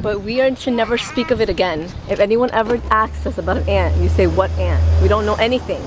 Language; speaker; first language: English; early bilingual, other home language; Spanish